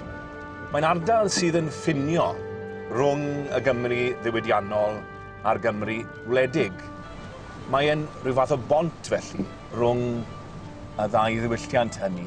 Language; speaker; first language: Welsh; native; Welsh